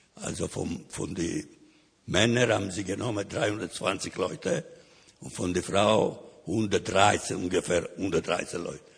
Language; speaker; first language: German; non-native, learner; Ladino